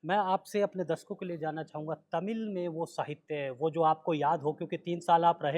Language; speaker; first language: Hindi; native; Hindi